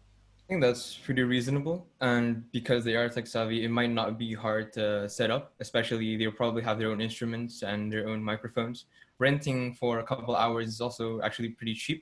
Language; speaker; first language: English; non-native, fluent; Indonesian